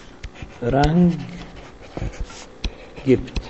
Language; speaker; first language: German; non-native, fluent; Arabic